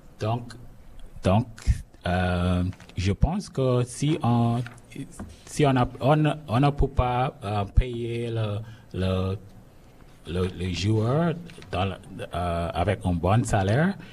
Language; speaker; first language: French; non-native, learner; English